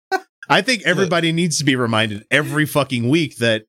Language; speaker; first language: English; native; English